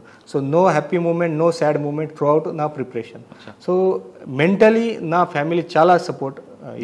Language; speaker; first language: Telugu; non-native, learner; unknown